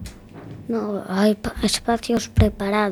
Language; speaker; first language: Spanish; early bilingual, other home language; Ukrainian